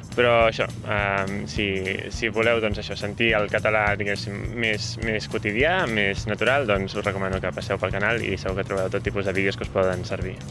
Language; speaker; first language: Catalan; native; Catalan